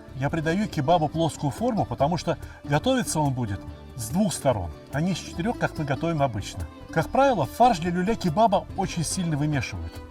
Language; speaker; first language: Russian; native; Russian